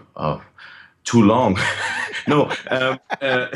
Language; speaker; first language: English; non-native, fluent; German